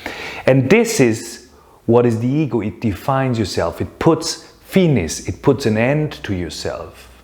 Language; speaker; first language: English; non-native, fluent; German